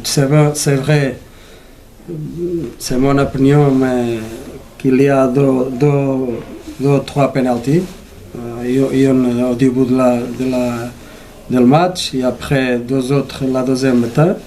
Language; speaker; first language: French; non-native, learner; Portuguese